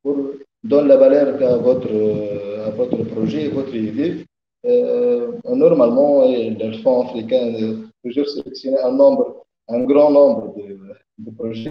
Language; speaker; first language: French; non-native, learner; Arabic